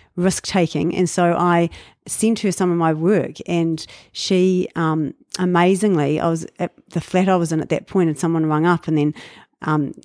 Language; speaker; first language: English; native; English